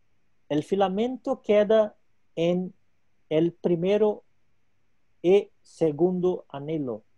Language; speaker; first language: Spanish; non-native, local second language; Portuguese